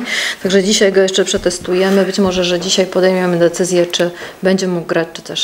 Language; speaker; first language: Polish; native; Polish